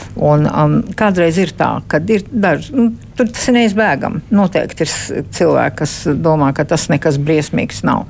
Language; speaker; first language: Latvian; early bilingual, heritage; Latvian